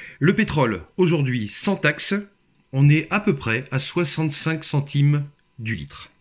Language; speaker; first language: French; native; French